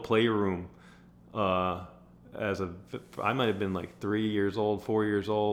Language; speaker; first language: English; native; English